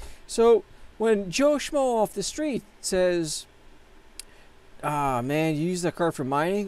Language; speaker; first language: English; native; English